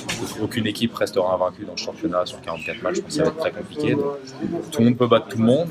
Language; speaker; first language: French; native; French